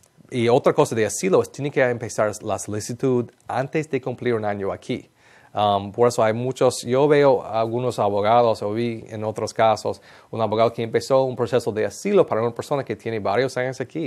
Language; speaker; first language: Spanish; non-native, fluent; English